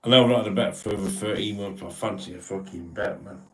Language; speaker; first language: English; native; English